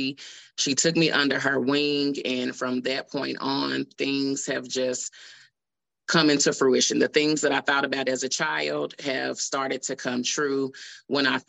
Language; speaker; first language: English; native; English